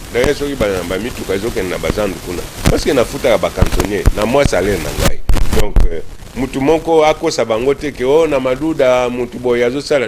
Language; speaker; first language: Lingala; non-native, local second language; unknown